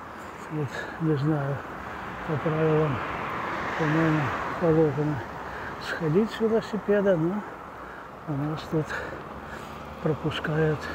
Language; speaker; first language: Russian; native; Russian